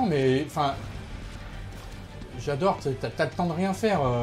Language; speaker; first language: French; native; French